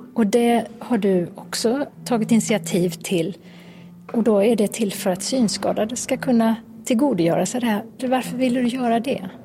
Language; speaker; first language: Swedish; native; Swedish